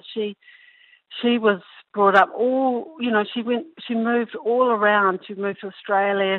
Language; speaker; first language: English; native; English